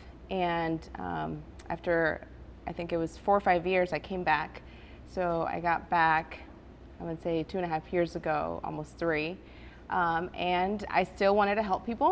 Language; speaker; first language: English; early bilingual, other home language; Spanish